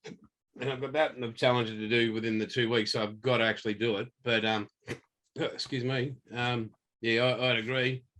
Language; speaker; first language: English; native; English